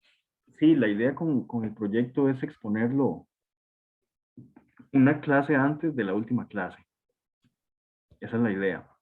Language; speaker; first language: Spanish; native; Spanish